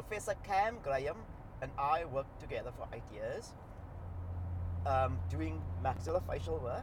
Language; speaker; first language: English; non-native, local second language; Afrikaans